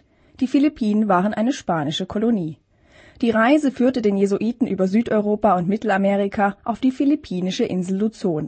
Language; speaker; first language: German; native; German